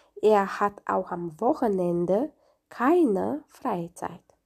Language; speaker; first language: German; non-native, fluent; Romanian